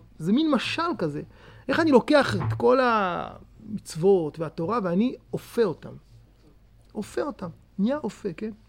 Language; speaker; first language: Hebrew; native; Hebrew